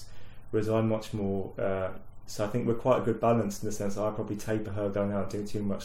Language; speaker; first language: English; native; English